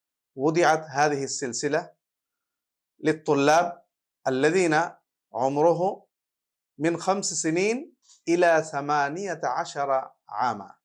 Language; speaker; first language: Arabic; non-native, fluent; Bangla